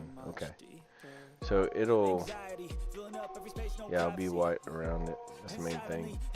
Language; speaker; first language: English; native; English